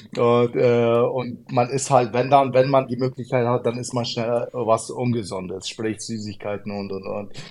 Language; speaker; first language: German; early bilingual, other home language; Arabic